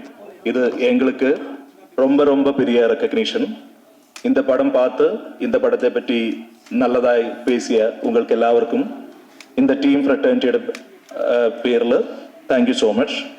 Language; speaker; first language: Tamil; non-native, learner; Malayalam